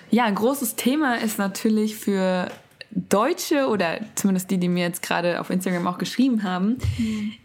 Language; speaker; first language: German; native; German